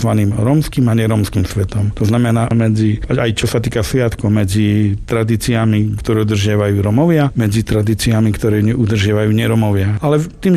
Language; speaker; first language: Slovak; non-native, local second language; Romany